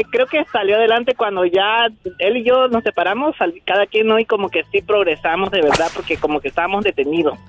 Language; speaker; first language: Spanish; native; Spanish